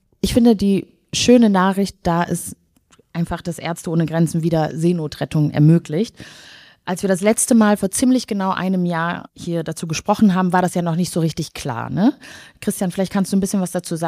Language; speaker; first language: German; native; German